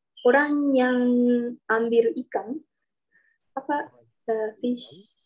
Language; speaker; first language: Indonesian; non-native, learner; Japanese